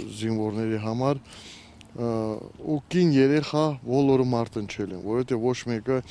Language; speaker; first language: Armenian; native; Armenian